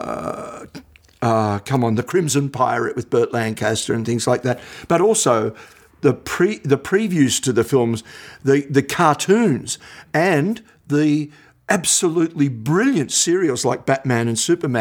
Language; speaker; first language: English; native; English